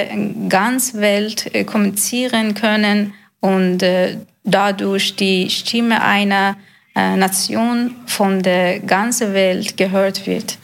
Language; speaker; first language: German; non-native, learner; Persian